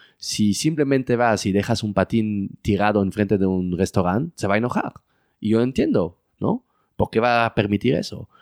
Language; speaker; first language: Spanish; early bilingual, heritage; French